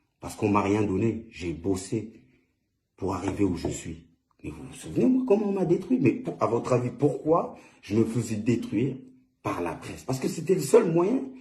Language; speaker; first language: French; early bilingual, other home language; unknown